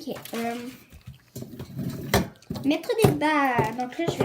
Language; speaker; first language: French; native; French